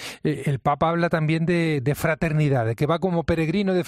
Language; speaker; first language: Spanish; native; Spanish